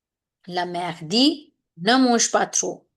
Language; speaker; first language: French; non-native, fluent; Hindi